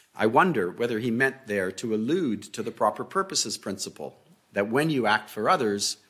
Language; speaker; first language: English; native; English